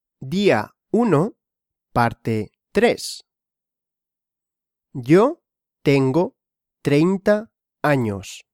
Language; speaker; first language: Spanish; non-native, fluent; Russian